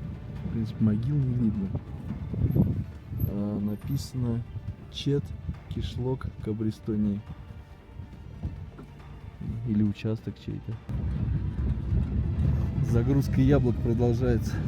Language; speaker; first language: Russian; native; Russian